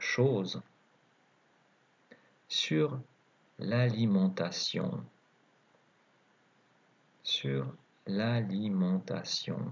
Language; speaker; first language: French; native; French